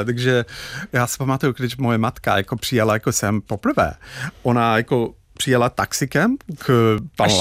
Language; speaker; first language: Czech; non-native, fluent; English